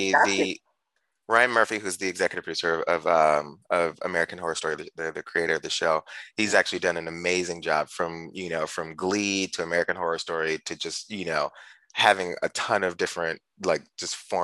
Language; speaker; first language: English; native; English